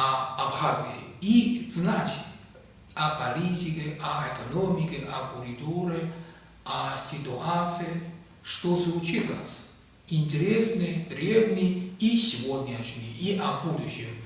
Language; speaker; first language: Russian; non-native, learner; Chinese